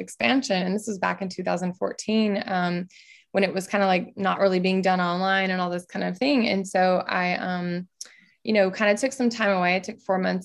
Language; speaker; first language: English; native; English